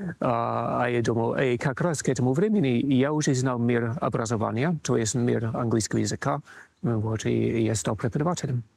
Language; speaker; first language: Russian; non-native, fluent; English